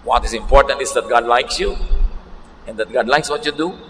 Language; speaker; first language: English; non-native, local second language; Filipino